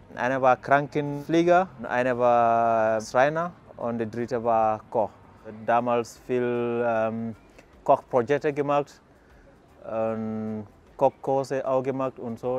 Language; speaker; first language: German; non-native, fluent; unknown